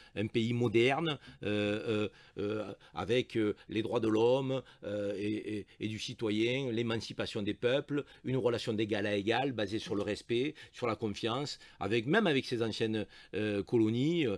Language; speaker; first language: French; native; French